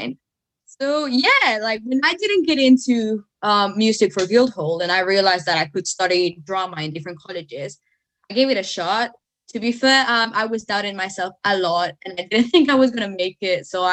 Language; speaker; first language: English; non-native, fluent; Spanish